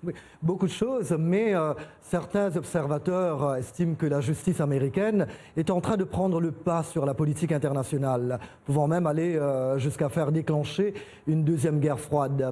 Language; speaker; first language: French; native; French